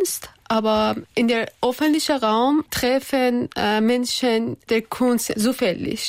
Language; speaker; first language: German; non-native, learner; Persian